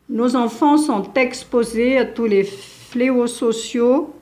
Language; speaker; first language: French; non-native, local second language; Malagasy